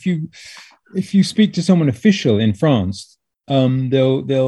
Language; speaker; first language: English; native; English